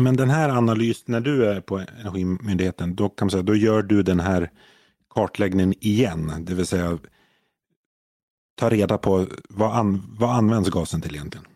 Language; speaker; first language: Swedish; native; Swedish